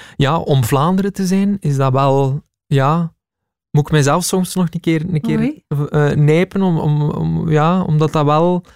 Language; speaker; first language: Dutch; native; Dutch